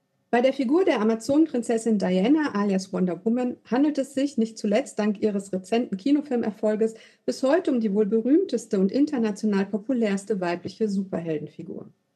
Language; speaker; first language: German; native; German